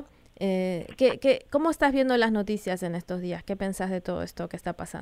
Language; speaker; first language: Spanish; native; Spanish